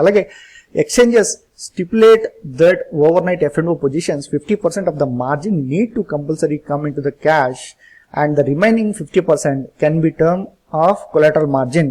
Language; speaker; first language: English; non-native, local second language; Telugu